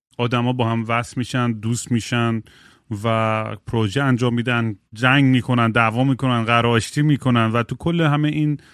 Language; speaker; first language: Persian; early bilingual, heritage; Persian